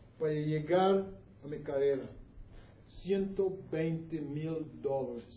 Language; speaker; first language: Spanish; non-native, learner; English